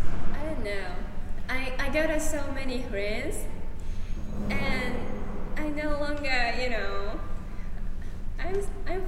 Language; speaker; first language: English; non-native, learner; Japanese